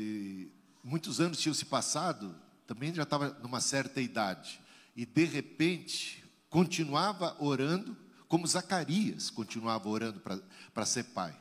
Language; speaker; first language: Portuguese; native; Portuguese